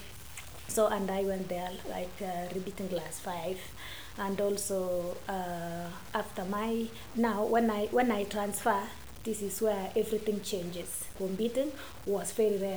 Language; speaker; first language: English; non-native, local second language; Kalenjin